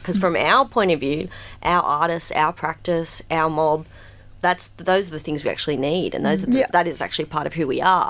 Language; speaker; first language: English; native; English